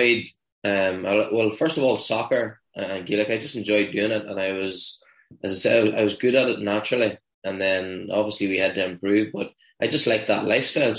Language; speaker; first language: English; native; English